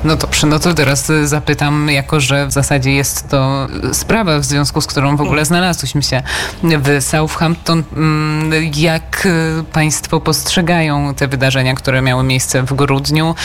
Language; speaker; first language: Polish; native; Polish